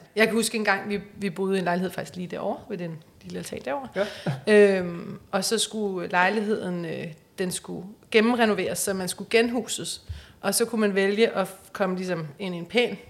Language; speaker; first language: Danish; native; Danish